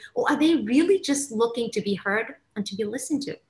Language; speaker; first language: English; non-native, local second language; Somali